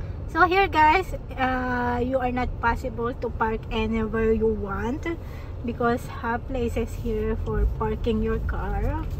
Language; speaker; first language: English; non-native, learner; Filipino